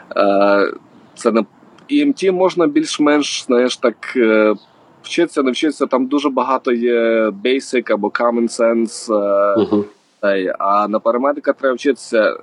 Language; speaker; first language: Ukrainian; native; Ukrainian